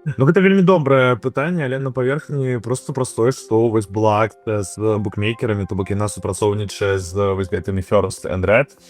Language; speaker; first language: Belarusian; non-native, local second language; Russian